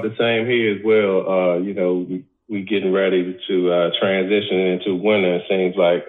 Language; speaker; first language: English; native; English